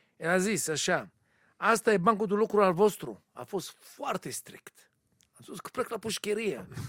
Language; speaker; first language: Romanian; non-native, learner; Hebrew